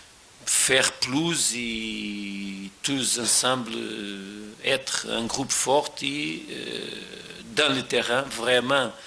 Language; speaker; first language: French; non-native, fluent; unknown